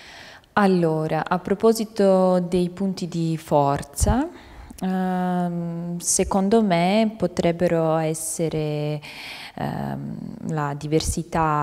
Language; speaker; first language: Italian; non-native, fluent; Ukrainian